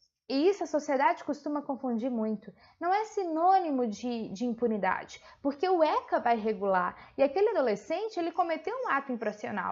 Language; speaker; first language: Portuguese; native; Portuguese